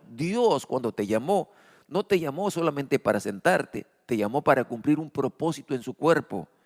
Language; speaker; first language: Spanish; native; Spanish